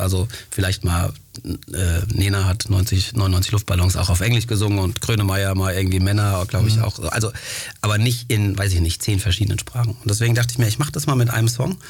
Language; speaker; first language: German; early bilingual, other home language; Greek